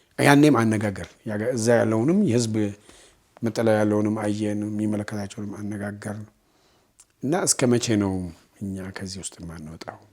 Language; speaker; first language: Amharic; non-native, local second language; Oromo